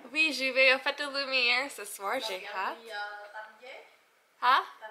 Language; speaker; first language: French; non-native, learner; English